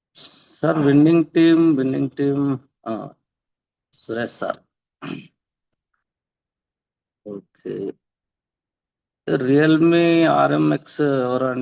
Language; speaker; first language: Telugu; native; Telugu